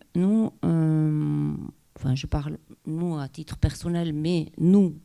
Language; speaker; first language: French; non-native, local second language; Basque